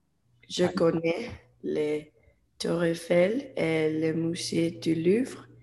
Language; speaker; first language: French; non-native, learner; English